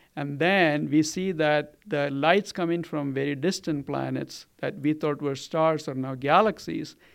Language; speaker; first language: English; non-native, local second language; Malayalam